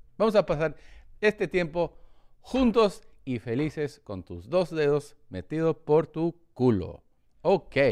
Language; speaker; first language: Spanish; early bilingual, heritage; English